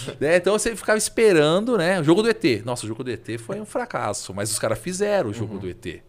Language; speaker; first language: Portuguese; native; Portuguese